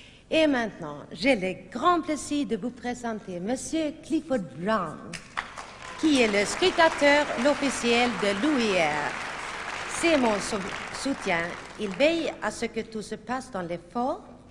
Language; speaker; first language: French; non-native, fluent; Swedish